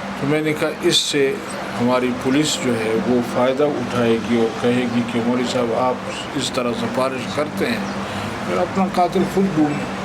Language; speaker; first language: Urdu; non-native, local second language; Pashto